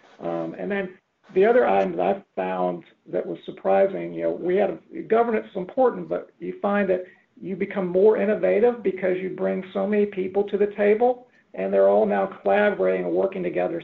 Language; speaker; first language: English; native; English